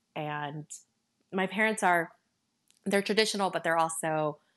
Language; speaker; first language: English; native; English